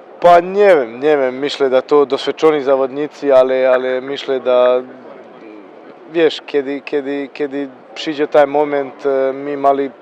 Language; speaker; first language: Polish; non-native, learner; Croatian